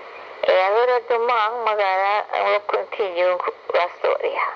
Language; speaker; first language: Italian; early bilingual, heritage; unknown